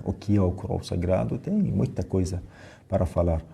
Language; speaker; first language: Portuguese; non-native, fluent; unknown